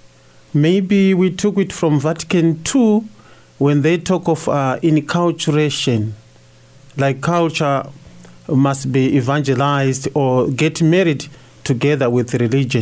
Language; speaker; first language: English; non-native, local second language; Shona